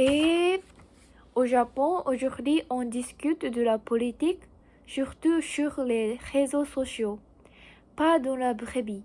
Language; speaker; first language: French; non-native, learner; Japanese